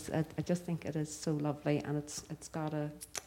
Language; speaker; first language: English; native; English